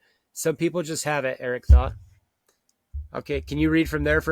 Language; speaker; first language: English; native; English